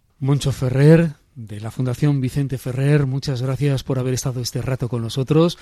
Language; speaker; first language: Spanish; native; Spanish